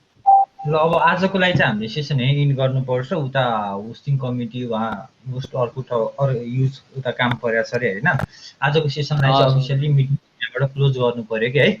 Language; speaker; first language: Nepali; native; Nepali